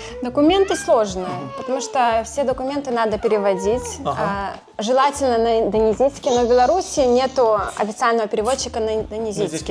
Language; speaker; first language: Russian; native; Russian